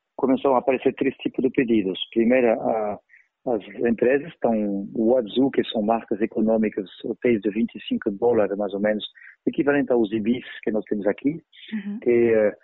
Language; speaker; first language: Portuguese; non-native, fluent; French